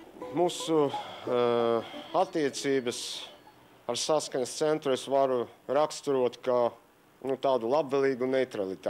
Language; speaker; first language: Latvian; non-native, local second language; Russian